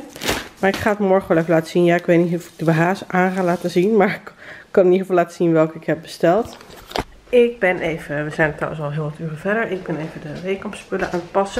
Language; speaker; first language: Dutch; native; Dutch